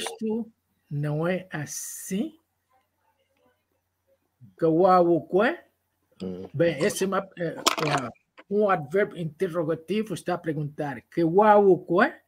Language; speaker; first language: Portuguese; non-native, local second language; Kongo